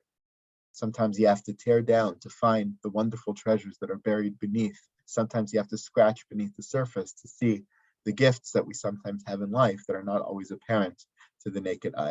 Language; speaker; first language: English; native; English